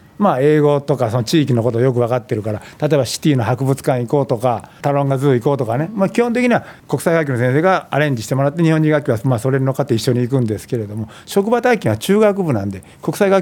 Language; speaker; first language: Japanese; native; Japanese